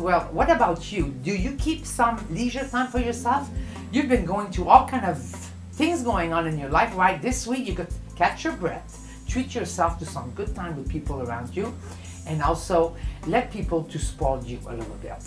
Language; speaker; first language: English; non-native, fluent; French